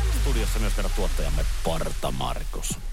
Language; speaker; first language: Finnish; native; Finnish